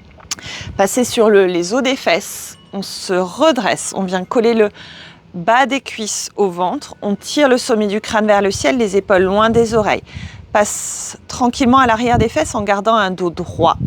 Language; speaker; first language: French; native; French